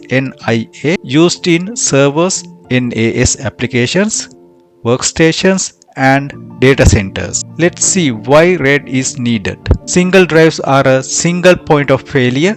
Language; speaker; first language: English; non-native, fluent; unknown